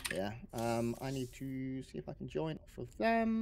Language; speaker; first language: English; native; English